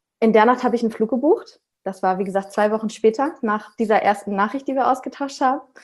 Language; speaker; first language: German; native; German